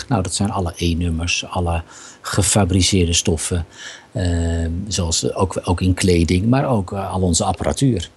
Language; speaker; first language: Dutch; native; Dutch